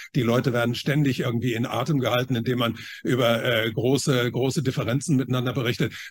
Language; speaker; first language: German; non-native, fluent; Chinese